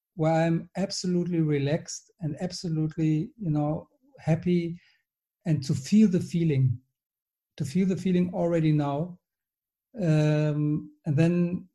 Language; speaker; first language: English; non-native, fluent; German